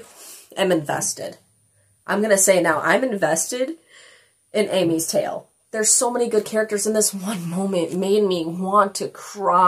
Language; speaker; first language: English; native; English